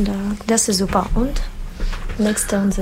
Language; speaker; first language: German; non-native, learner; Russian